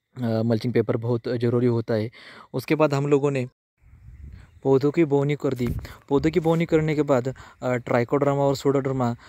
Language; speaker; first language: Hindi; native; Hindi